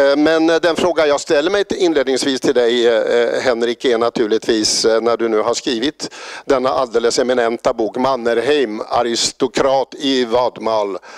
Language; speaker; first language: Swedish; native; Swedish